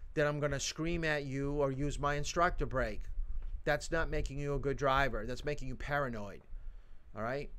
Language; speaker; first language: English; native; English